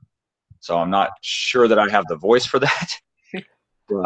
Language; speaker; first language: English; native; English